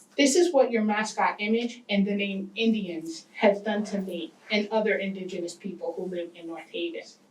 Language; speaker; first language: English; native; English